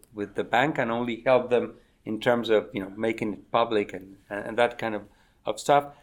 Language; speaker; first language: English; non-native, fluent; Spanish